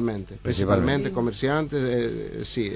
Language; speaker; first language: Spanish; non-native, learner; Greek